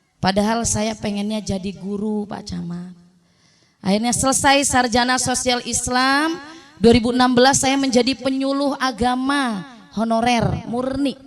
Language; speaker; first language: Indonesian; native; Indonesian